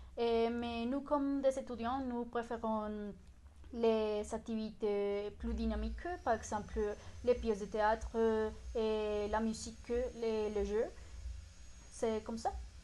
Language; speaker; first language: French; non-native, fluent; Spanish